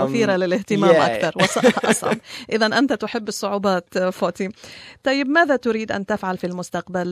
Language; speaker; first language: Arabic; native; Arabic